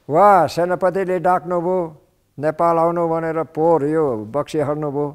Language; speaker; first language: Nepali; non-native, fluent; English